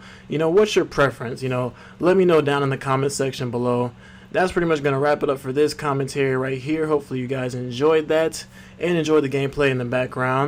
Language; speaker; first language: English; native; English